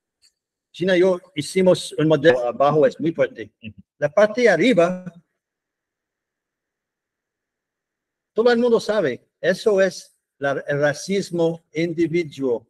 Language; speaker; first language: Spanish; non-native, fluent; English